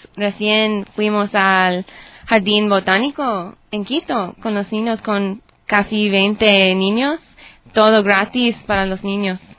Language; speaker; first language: Spanish; non-native, learner; English